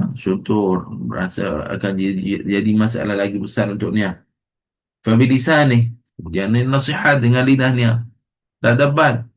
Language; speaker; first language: Malay; non-native, fluent; Arabic